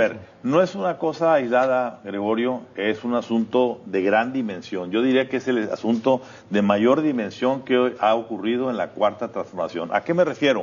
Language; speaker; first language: Spanish; native; Spanish